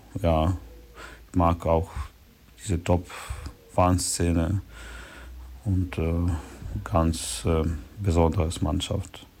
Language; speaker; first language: German; non-native, learner; Ukrainian